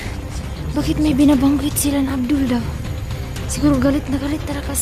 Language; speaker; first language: Filipino; non-native, local second language; Cebuano